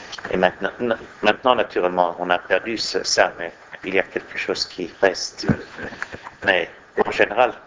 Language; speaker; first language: French; non-native, fluent; Swedish